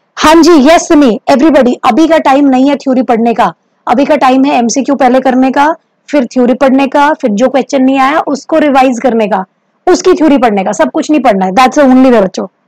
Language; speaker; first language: Hindi; native; Hindi